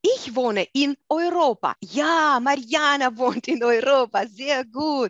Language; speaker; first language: German; non-native, fluent; Russian